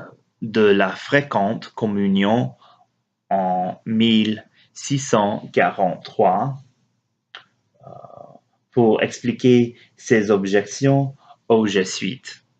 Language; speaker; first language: French; non-native, learner; English